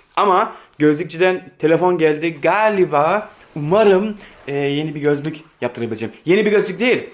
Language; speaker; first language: Turkish; early bilingual, heritage; Turkish